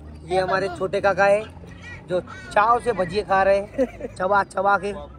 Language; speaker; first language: Hindi; non-native, local second language; Gujarati